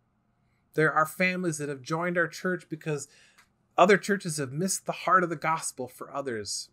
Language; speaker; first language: English; native; English